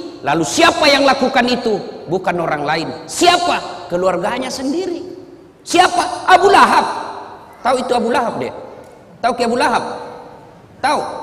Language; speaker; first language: Indonesian; non-native, local second language; Buginese